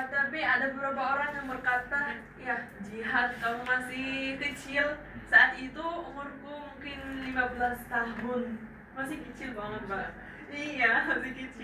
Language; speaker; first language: Indonesian; non-native, fluent; Arabic